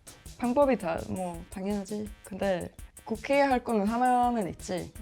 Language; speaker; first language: Korean; non-native, learner; Swedish